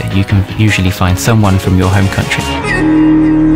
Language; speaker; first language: English; native; English